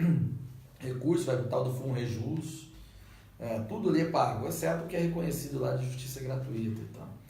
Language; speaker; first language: Portuguese; native; Portuguese